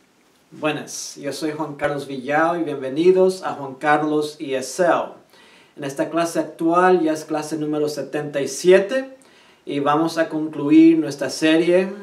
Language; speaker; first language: Spanish; early bilingual, heritage; Spanish